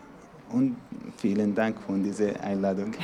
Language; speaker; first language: German; non-native, learner; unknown